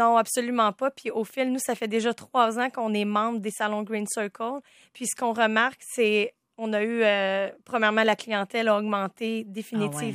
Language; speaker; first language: French; native; French